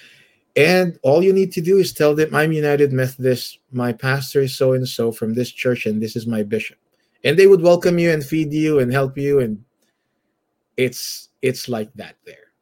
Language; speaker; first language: English; non-native, local second language; Filipino